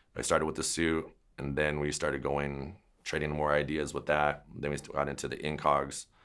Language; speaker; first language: English; native; English